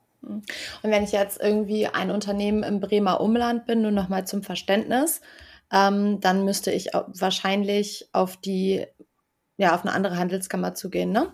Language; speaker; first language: German; native; German